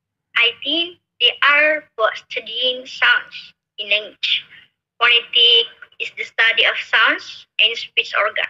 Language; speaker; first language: English; non-native, learner; Indonesian